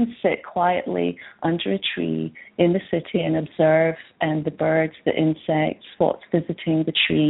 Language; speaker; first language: English; native; English